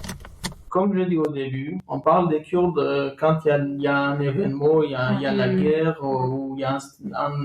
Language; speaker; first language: French; non-native, fluent; Kurdish